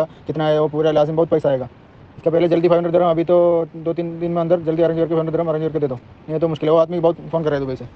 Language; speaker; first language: Hindi; non-native, learner; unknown